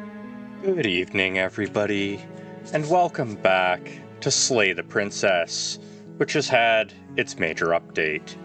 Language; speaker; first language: English; native; English